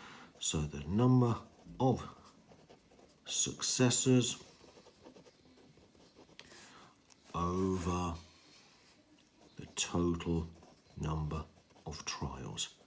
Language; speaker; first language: English; native; English